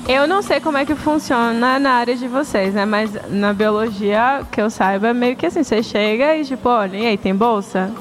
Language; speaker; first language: Portuguese; native; Portuguese